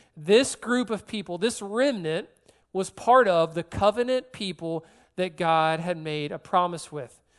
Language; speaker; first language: English; native; English